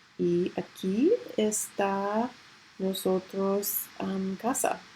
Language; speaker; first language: Spanish; non-native, learner; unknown